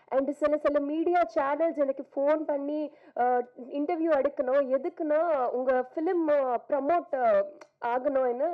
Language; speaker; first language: Tamil; non-native, fluent; Telugu